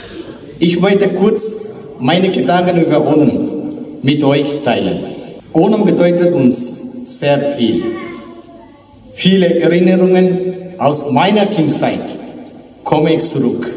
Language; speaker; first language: German; non-native, fluent; Malayalam